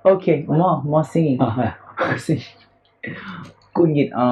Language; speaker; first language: Nepali; early bilingual, heritage; Nepali